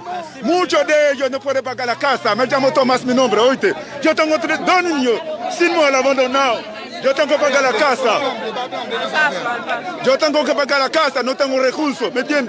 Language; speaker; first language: Spanish; non-native, learner; Haitian Creole